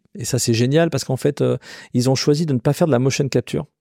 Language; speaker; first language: French; native; French